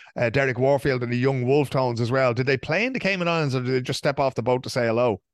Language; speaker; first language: English; native; English